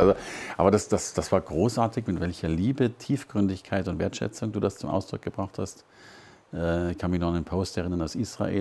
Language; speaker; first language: German; native; German